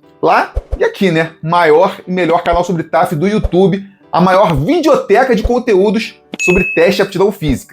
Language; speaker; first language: Portuguese; native; Portuguese